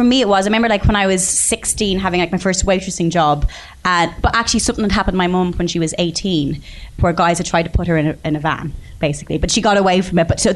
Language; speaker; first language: English; native; English